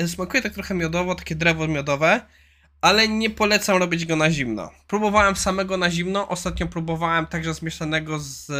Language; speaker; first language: Polish; native; Polish